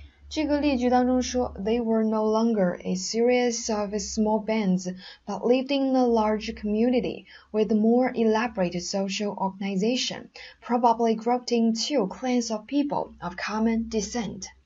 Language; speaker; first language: English; non-native, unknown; Chinese